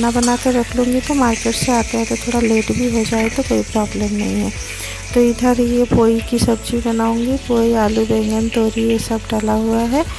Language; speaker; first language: Hindi; non-native, local second language; Bangla